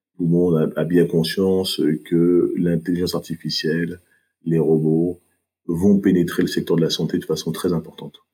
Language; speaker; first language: French; early bilingual, other home language; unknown